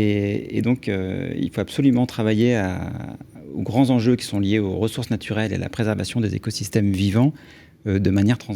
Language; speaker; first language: French; native; French